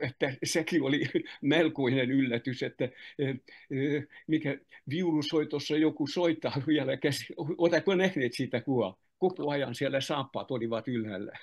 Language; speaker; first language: Finnish; non-native, fluent; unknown